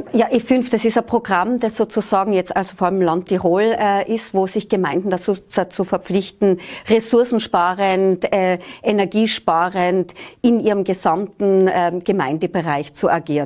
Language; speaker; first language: German; native; German